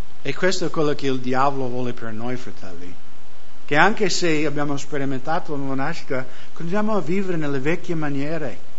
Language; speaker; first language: Italian; non-native, fluent; English